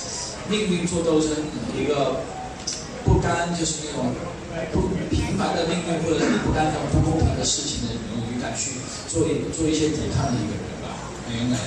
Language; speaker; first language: Chinese; native; Chinese